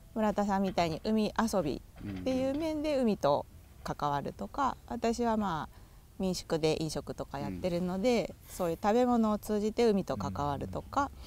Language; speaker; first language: Japanese; native; Japanese